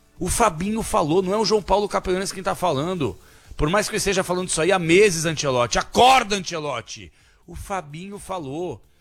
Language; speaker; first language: Portuguese; native; Portuguese